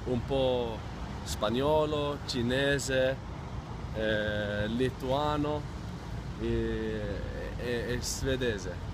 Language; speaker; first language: Italian; non-native, learner; Swedish